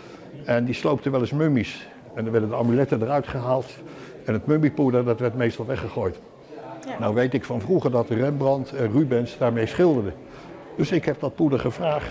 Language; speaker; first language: Dutch; native; Dutch